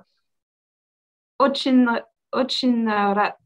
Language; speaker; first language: Russian; non-native, learner; French